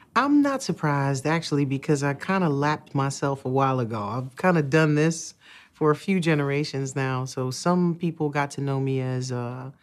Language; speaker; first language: English; native; English